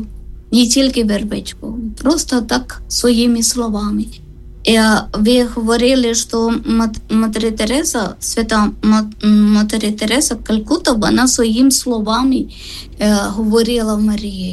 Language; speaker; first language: Ukrainian; non-native, learner; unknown